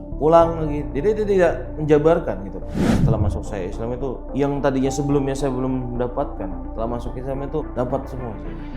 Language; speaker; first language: Indonesian; native; Indonesian